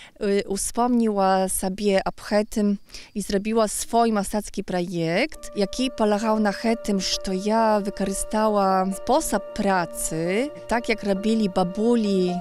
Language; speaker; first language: Polish; non-native, local second language; Belarusian